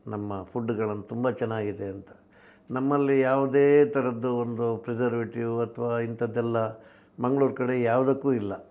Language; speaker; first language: Kannada; non-native, local second language; Konkani